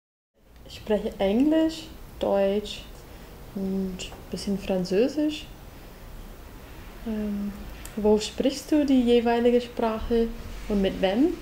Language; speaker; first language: German; non-native, fluent; English